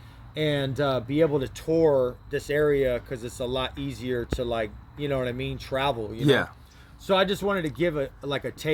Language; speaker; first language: English; native; English